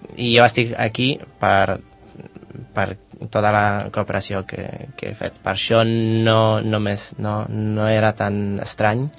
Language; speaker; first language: Catalan; non-native, learner; Polish